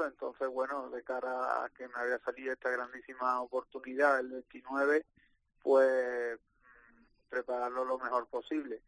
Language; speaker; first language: Spanish; native; Spanish